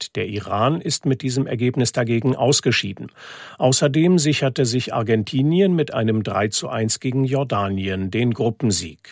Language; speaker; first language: German; native; German